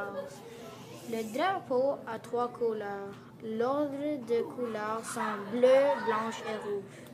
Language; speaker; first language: French; non-native, learner; English